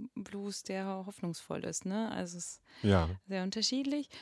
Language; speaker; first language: German; non-native, fluent; Russian